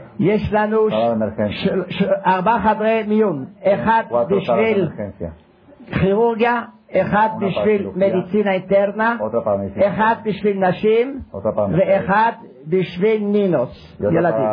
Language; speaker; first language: Hebrew; non-native, fluent; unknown